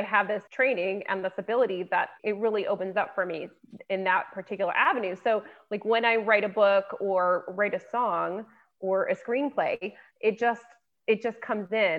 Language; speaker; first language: English; native; English